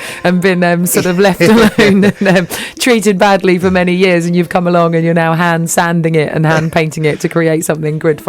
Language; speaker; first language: English; native; English